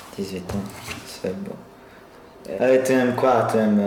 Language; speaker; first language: French; non-native, learner; Persian